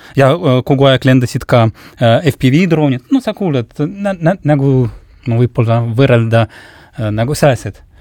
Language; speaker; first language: Estonian; non-native, local second language; Russian